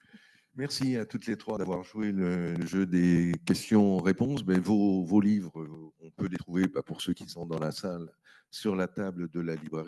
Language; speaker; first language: French; native; French